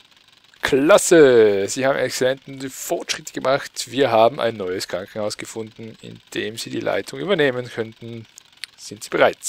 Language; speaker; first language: German; native; German